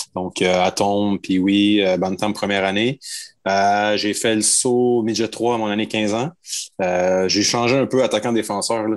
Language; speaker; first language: French; native; French